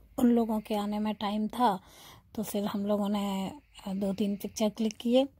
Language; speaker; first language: Hindi; native; Hindi